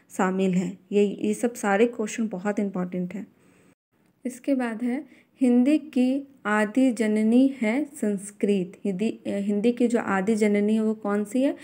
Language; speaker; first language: Hindi; native; Hindi